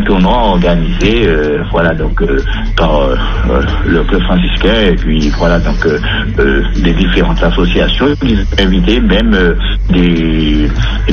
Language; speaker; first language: French; native; French